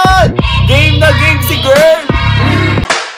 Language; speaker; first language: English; non-native, local second language; Filipino